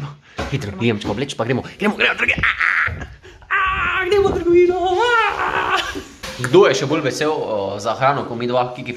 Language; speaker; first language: Slovenian; native; Slovenian